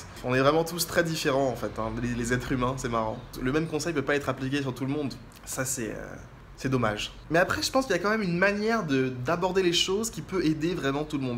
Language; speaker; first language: French; native; French